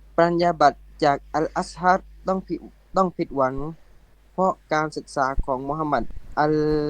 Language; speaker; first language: Thai; non-native, local second language; Pattani Malay